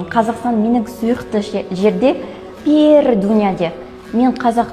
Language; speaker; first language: Kazakh; non-native, learner; English